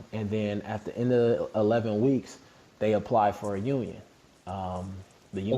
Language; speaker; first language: English; native; English